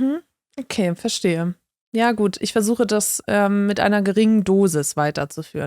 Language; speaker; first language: German; native; German